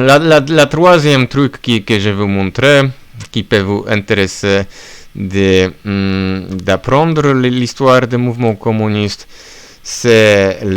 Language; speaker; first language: French; non-native, learner; Polish